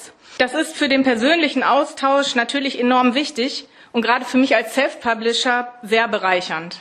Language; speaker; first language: German; native; German